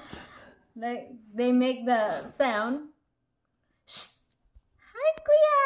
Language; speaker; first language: English; non-native, local second language; Cebuano